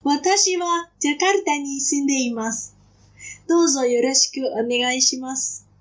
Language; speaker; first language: Japanese; non-native, fluent; Indonesian